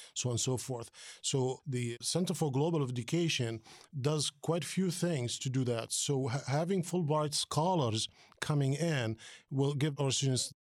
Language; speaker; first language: English; non-native, fluent; Arabic